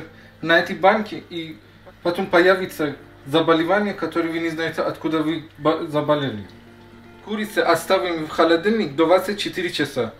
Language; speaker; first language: Russian; non-native, learner; Persian